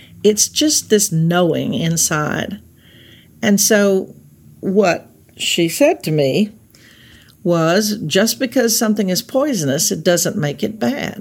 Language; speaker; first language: English; native; English